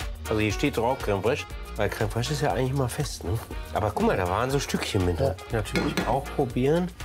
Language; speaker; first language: German; native; German